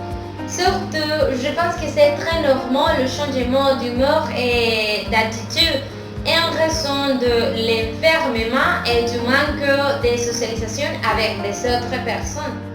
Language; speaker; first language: French; non-native, fluent; Spanish